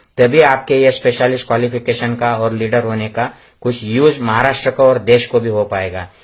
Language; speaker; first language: Hindi; non-native, local second language; Marathi